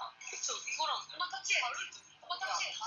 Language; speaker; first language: Korean; native; Korean